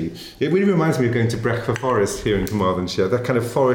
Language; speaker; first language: English; native; English